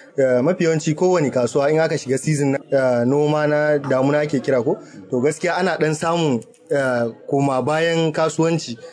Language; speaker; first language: Hausa; native; Hausa